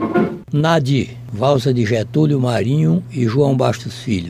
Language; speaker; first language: Portuguese; native; Portuguese